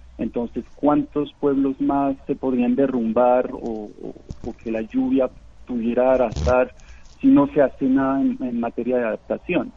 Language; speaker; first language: Spanish; non-native, fluent; French